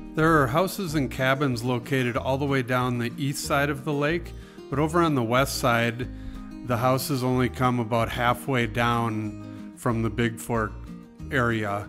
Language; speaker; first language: English; native; English